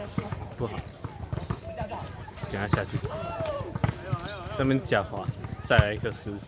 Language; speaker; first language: Chinese; native; Chinese